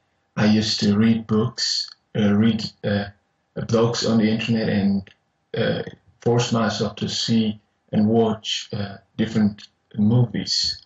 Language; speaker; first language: English; non-native, fluent; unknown